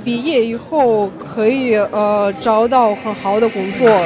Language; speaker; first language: Chinese; non-native, learner; Russian